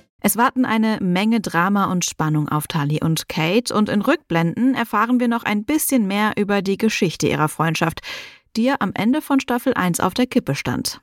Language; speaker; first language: German; native; German